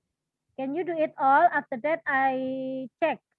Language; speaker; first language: English; non-native, fluent; Indonesian